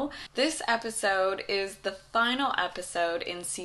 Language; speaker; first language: English; native; English